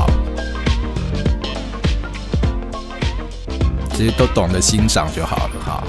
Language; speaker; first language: Chinese; native; Chinese